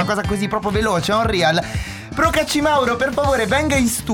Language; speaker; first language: Italian; native; Italian